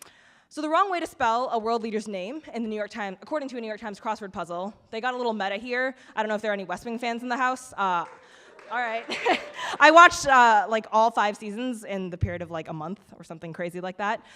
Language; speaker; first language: English; native; English